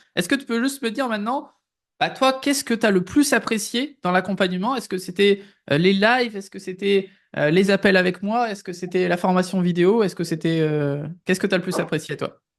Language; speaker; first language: French; native; French